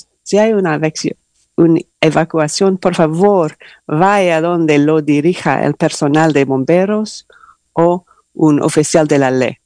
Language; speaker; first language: Spanish; non-native, learner; English